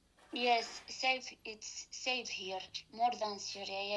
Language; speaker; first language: English; non-native, learner; Arabic